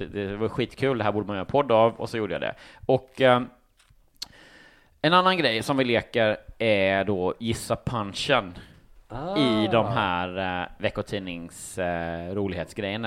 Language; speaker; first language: Swedish; native; Swedish